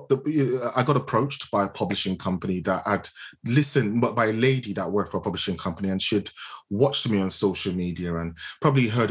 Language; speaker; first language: English; non-native, local second language; Yoruba